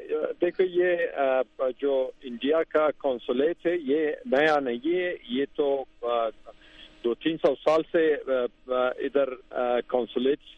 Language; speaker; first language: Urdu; non-native, fluent; Pashto